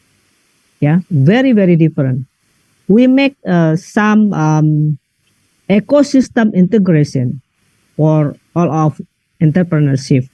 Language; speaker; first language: English; non-native, learner; Indonesian